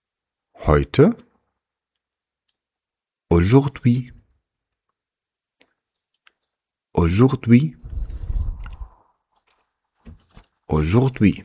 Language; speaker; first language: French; non-native, fluent; German